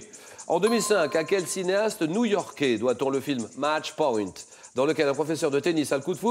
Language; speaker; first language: French; native; French